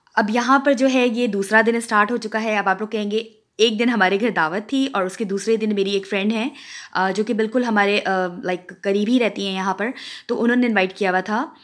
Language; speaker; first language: Urdu; non-native, local second language; Punjabi